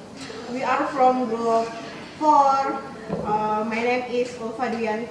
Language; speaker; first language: English; non-native, learner; Indonesian